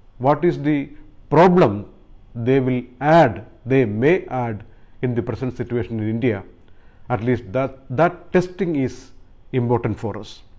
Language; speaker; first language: English; non-native, local second language; Malayalam